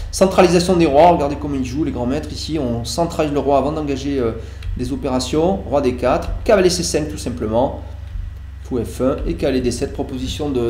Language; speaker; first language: French; native; French